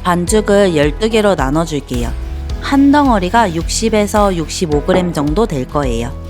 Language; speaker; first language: Korean; native; Korean